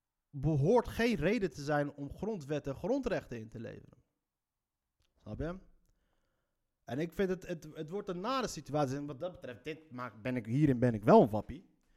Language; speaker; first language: Dutch; native; Dutch